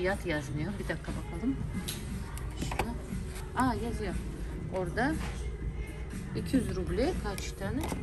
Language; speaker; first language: Turkish; non-native, learner; Russian